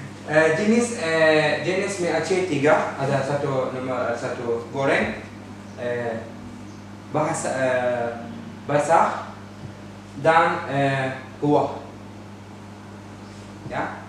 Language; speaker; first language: Indonesian; non-native, learner; Arabic